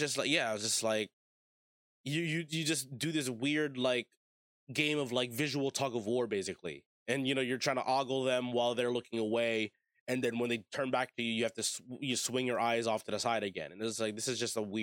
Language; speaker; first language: English; native; English